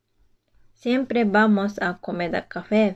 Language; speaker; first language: Spanish; non-native, fluent; Japanese